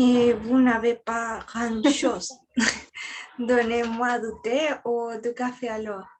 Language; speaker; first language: French; non-native, learner; Spanish